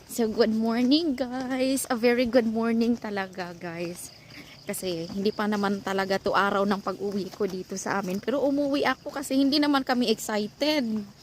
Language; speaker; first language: Filipino; native; Filipino